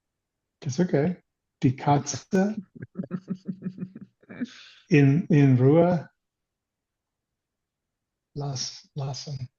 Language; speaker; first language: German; non-native, learner; English